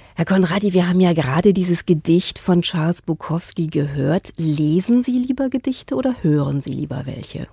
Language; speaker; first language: German; native; German